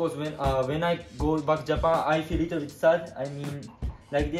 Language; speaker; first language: English; non-native, learner; Japanese